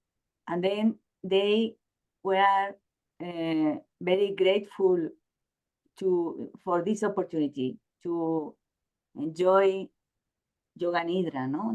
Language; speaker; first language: English; non-native, learner; Spanish